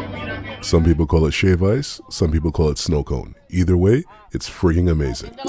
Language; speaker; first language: English; native; English